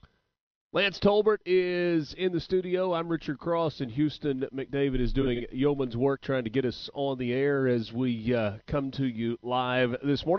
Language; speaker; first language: English; native; English